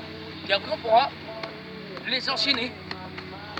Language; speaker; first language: French; native; French